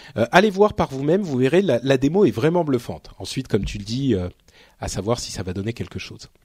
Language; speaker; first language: French; native; French